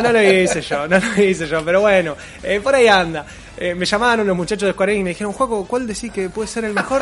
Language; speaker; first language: Spanish; native; Spanish